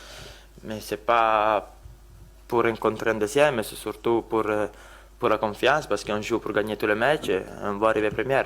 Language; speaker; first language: French; non-native, learner; Italian